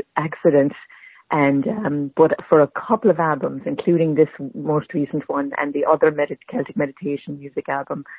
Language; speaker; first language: English; native; English